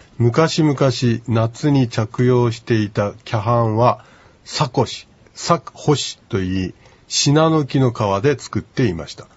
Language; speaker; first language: Japanese; native; Japanese